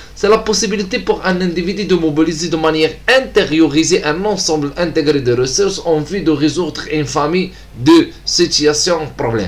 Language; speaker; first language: French; non-native, local second language; Arabic